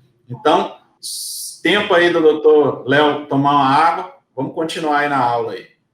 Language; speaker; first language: Portuguese; native; Portuguese